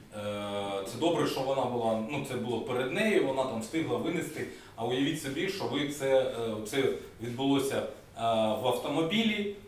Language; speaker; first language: Ukrainian; non-native, local second language; Russian